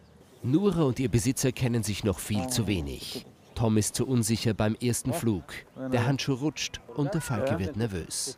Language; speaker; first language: German; native; German